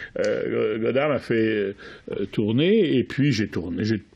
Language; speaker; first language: French; native; French